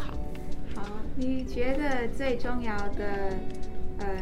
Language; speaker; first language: Chinese; non-native, learner; English